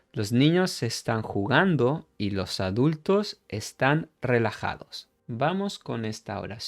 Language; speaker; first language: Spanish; non-native, fluent; English